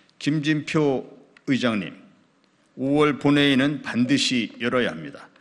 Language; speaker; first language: Korean; native; Korean